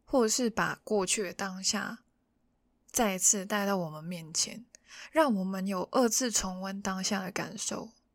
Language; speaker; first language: Chinese; non-native, local second language; Cantonese